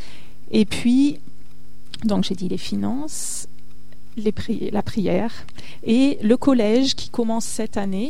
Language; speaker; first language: French; native; French